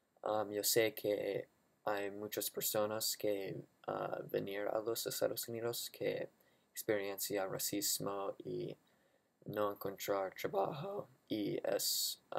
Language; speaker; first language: Spanish; non-native, learner; English